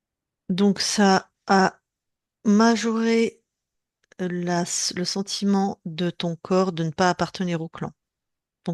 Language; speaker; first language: French; native; French